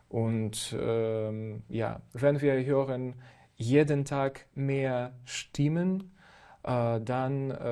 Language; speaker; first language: German; non-native, fluent; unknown